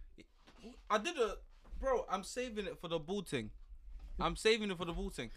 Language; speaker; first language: English; early bilingual, other home language; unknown